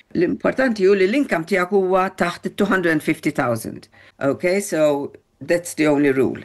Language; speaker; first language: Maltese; early bilingual, heritage; Maltese